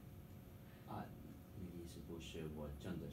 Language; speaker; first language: Chinese; non-native, learner; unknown